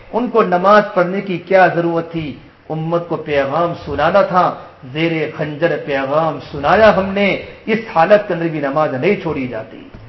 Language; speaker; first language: Urdu; non-native, local second language; Gujarati